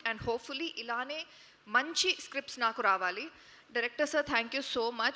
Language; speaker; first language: Telugu; non-native, fluent; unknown